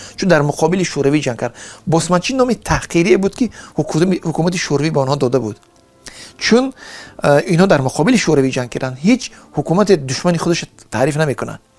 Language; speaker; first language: Persian; native; Persian